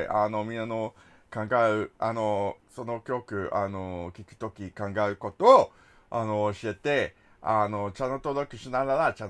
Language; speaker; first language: Japanese; non-native, learner; English